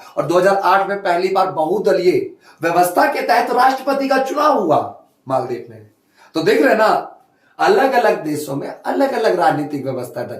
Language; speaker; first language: Hindi; native; Hindi